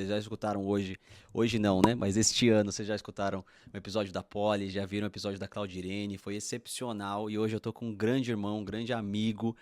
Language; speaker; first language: Portuguese; native; Portuguese